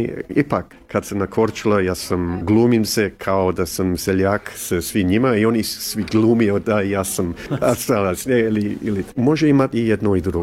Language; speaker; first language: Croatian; early bilingual, heritage; English